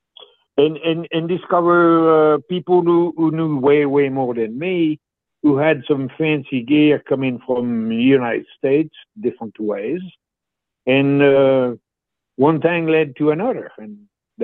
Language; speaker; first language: English; non-native, fluent; French